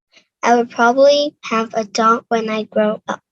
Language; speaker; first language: English; non-native, learner; Cantonese